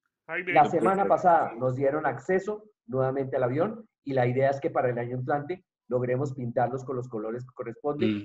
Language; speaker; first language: Spanish; native; Spanish